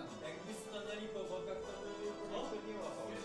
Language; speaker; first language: Polish; native; Polish